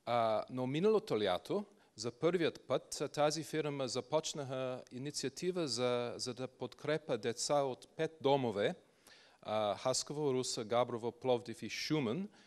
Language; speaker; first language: Bulgarian; non-native, fluent; English